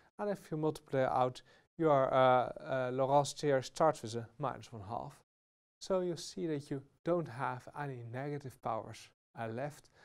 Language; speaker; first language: English; non-native, fluent; Dutch